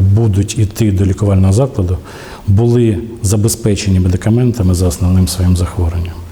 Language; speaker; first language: Ukrainian; native; Ukrainian